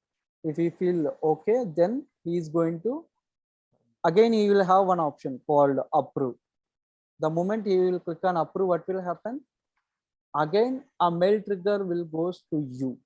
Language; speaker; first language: English; non-native, local second language; Telugu